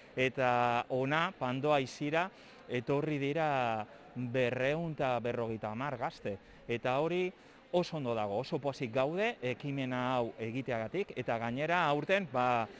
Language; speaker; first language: Basque; non-native, local second language; Spanish